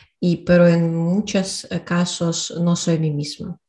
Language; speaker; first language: Spanish; non-native, learner; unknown